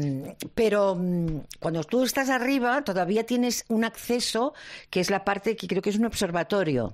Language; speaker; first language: Spanish; native; Spanish